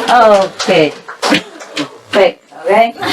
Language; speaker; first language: English; non-native, fluent; Vietnamese